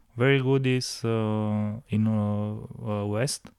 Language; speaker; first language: English; non-native, learner; Romanian